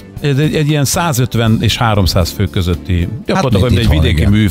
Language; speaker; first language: Hungarian; native; Hungarian